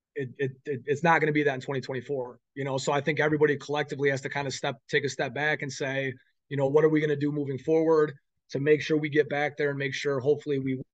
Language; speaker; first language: English; native; English